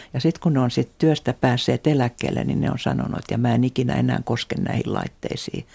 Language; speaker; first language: Finnish; native; Finnish